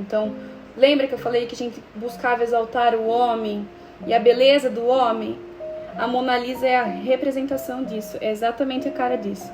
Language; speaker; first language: Portuguese; native; Portuguese